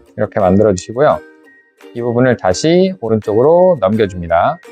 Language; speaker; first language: Korean; native; Korean